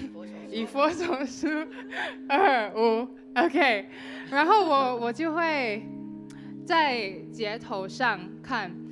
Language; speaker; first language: Chinese; non-native, learner; English